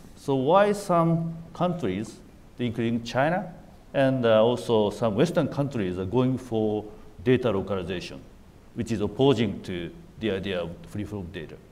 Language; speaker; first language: English; non-native, fluent; Japanese